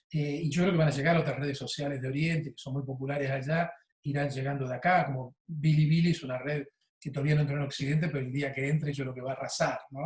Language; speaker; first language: Spanish; native; Spanish